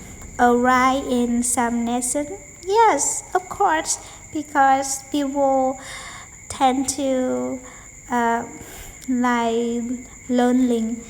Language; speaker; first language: English; non-native, learner; Vietnamese